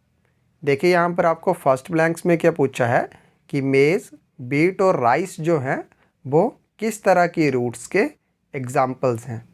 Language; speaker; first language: Hindi; native; Hindi